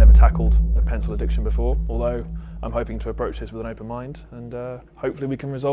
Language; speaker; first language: English; native; English